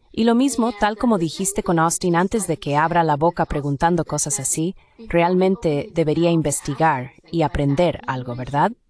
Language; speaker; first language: Spanish; non-native, fluent; Chinese